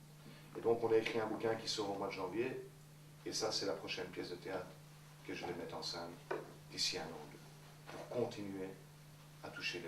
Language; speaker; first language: French; native; French